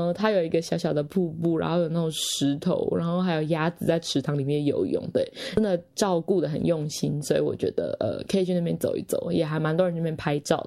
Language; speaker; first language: Chinese; native; Chinese